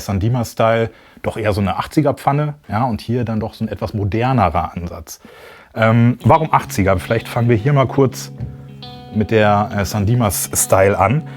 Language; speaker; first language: German; native; German